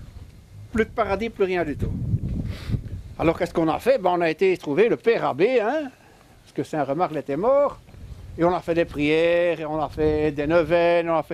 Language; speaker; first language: French; native; French